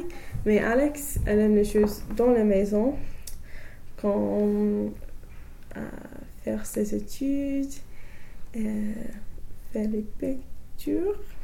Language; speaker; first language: French; non-native, learner; English